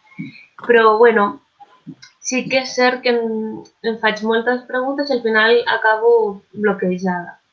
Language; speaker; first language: Catalan; non-native, local second language; Spanish